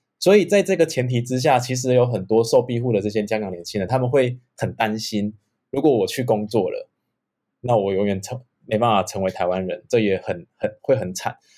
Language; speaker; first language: Chinese; native; Chinese